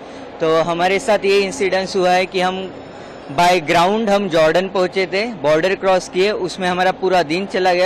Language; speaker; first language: Hindi; native; Hindi